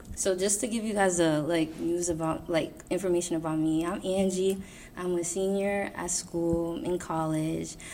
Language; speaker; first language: English; native; English